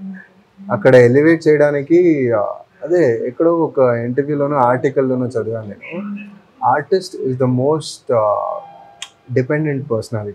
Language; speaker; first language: Telugu; non-native, fluent; Tamil